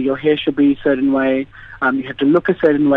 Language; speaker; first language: English; native; English